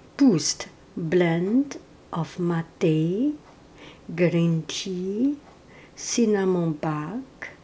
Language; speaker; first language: English; non-native, fluent; Chinese